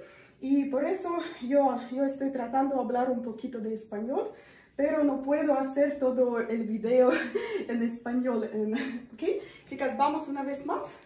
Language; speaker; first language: Spanish; non-native, learner; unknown